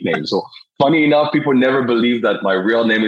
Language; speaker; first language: English; non-native, local second language; Kinyarwanda